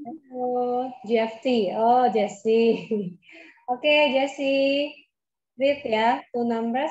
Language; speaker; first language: English; non-native, fluent; Indonesian